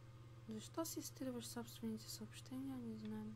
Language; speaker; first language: Bulgarian; native; Bulgarian